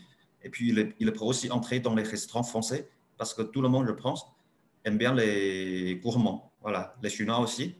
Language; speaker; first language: French; non-native, learner; Chinese